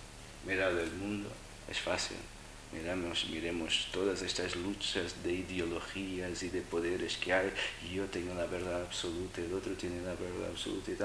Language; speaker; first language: Spanish; non-native, fluent; Portuguese